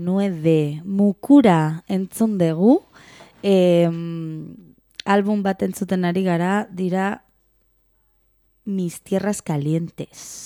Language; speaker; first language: Basque; non-native, local second language; Spanish